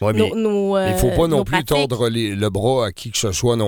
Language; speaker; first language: French; native; French